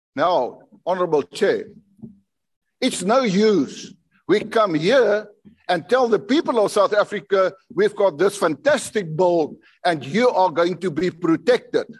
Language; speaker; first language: English; non-native, local second language; Afrikaans